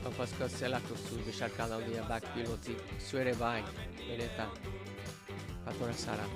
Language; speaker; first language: Basque; non-native, learner; English